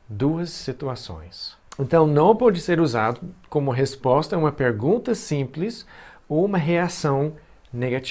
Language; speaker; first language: Portuguese; non-native, fluent; English